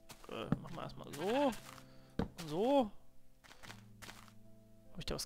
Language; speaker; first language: German; native; German